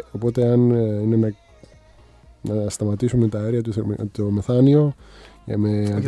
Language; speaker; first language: Greek; native; Greek